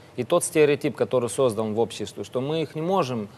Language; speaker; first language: Russian; non-native, local second language; Romanian